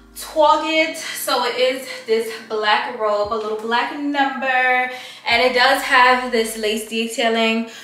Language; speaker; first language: English; native; English